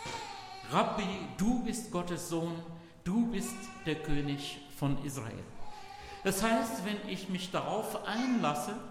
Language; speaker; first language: German; non-native, fluent; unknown